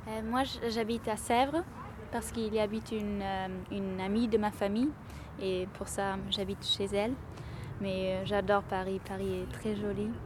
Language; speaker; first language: French; non-native, learner; German